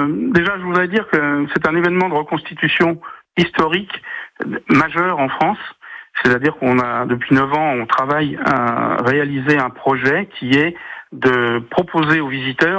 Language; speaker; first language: French; native; French